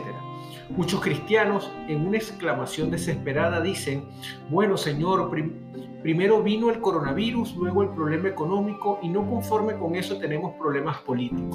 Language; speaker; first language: Spanish; native; Spanish